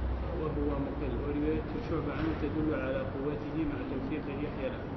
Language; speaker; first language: Arabic; native; Arabic